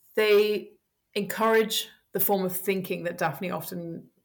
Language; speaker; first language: English; early bilingual, heritage; French